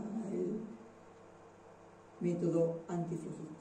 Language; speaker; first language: Spanish; native; Spanish